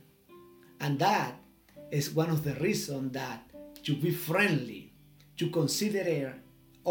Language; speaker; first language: English; non-native, learner; Spanish